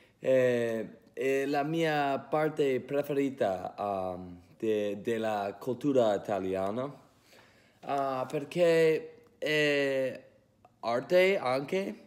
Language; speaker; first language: Italian; early bilingual, heritage; English